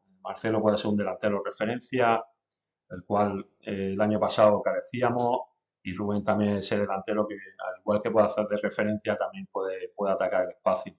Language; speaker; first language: Spanish; native; Spanish